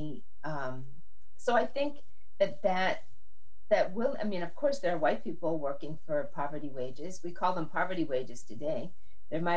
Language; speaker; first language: English; native; English